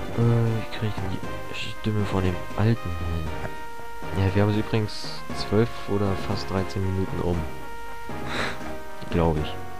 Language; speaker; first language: German; native; German